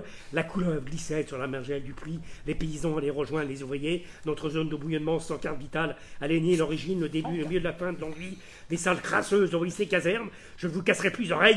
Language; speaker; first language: French; native; French